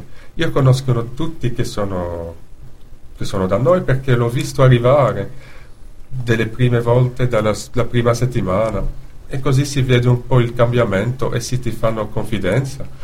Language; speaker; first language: Italian; non-native, fluent; Dutch